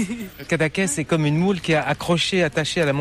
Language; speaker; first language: French; native; French